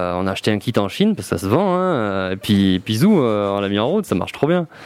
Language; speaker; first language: French; native; French